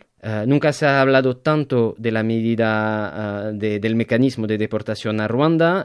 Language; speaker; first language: Spanish; native; Spanish